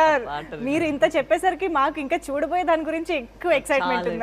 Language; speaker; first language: Telugu; native; Telugu